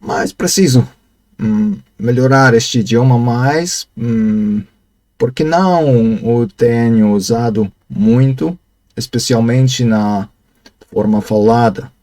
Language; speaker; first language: Portuguese; non-native, learner; Slovak